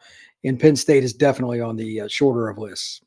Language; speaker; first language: English; native; English